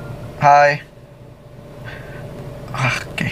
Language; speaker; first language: English; non-native, learner; Indonesian